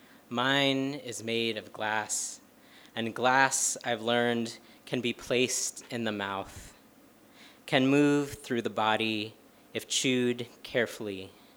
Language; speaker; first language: English; native; English